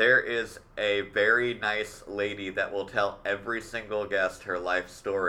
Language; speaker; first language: English; native; English